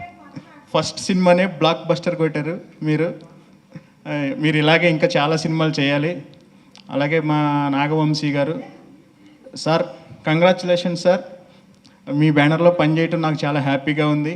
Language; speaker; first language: Telugu; native; Telugu